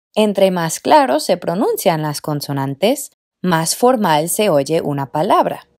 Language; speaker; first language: Spanish; non-native, fluent; English